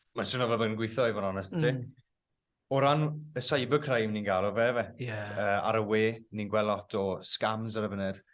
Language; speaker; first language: Welsh; native; Welsh